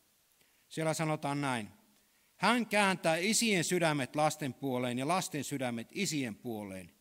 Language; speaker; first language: Finnish; native; Finnish